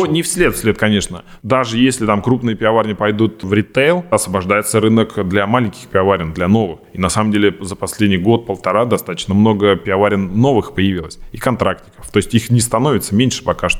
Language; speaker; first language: Russian; native; Russian